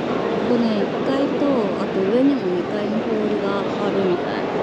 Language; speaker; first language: Japanese; native; Japanese